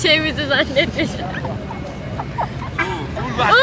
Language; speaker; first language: Korean; non-native, fluent; Turkish